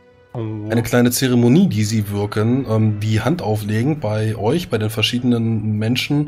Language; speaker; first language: German; native; German